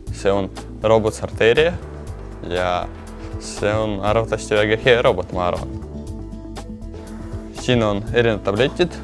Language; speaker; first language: Estonian; non-native, local second language; Russian